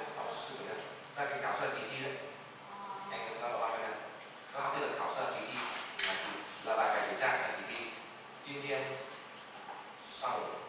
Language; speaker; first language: Chinese; non-native, fluent; Vietnamese